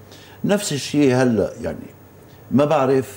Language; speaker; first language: Arabic; native; Arabic